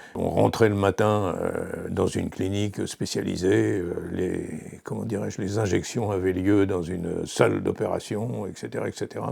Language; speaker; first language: French; native; French